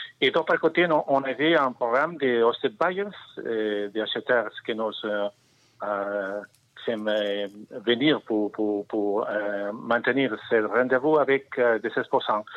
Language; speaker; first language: French; non-native, learner; Spanish